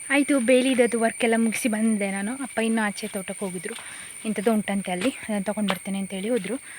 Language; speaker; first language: Kannada; non-native, local second language; Konkani